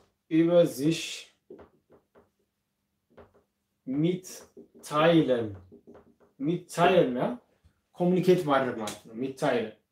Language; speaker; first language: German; non-native, fluent; Amharic